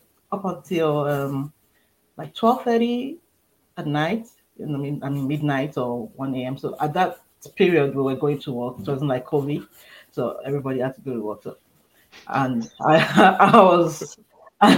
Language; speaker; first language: English; non-native, local second language; Yoruba